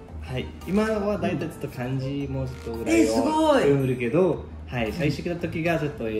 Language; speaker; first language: Japanese; non-native, fluent; Nepali